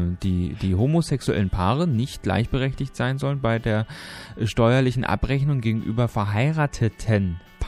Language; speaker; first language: German; native; German